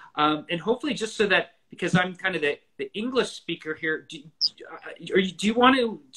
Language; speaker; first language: English; native; English